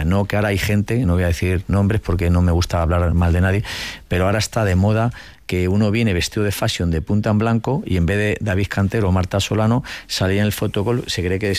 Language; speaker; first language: Spanish; native; Spanish